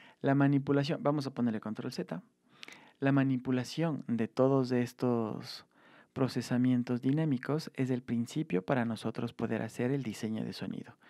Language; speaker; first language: Spanish; native; Spanish